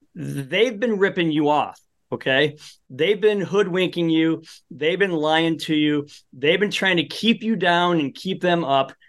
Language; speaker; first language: English; early bilingual, other home language; Polish